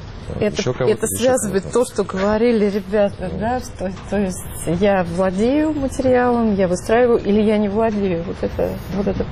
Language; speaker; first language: Russian; native; Russian